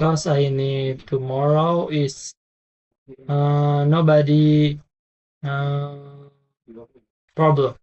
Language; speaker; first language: English; non-native, learner; Indonesian